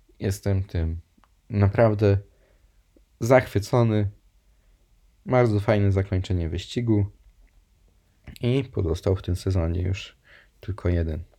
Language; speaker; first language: Polish; native; Polish